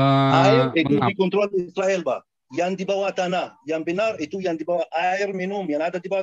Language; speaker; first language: Indonesian; non-native, fluent; Arabic